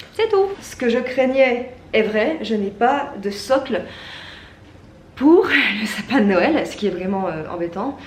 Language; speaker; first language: French; native; French